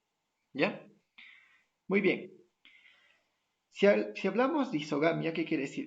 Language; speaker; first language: Spanish; native; Spanish